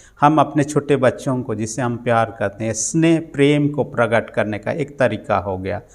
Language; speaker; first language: Hindi; non-native, local second language; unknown